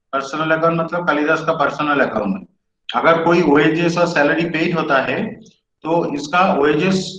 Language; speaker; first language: Hindi; non-native, local second language; Bangla